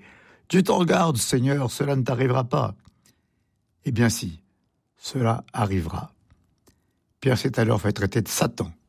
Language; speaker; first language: French; native; French